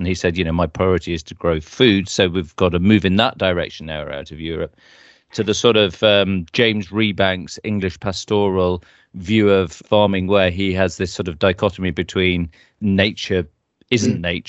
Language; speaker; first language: English; native; English